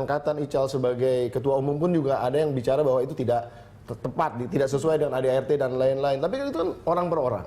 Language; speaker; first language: Indonesian; native; Indonesian